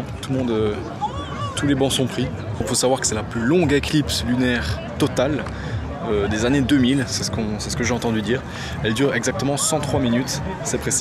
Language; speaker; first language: French; native; French